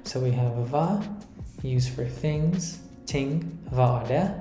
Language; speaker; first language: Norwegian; non-native, learner; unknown